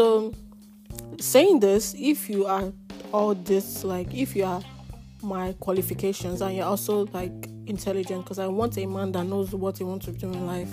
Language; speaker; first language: English; non-native, local second language; Yoruba